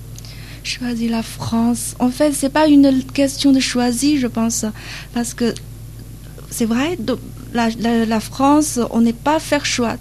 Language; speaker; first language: French; non-native, learner; Chinese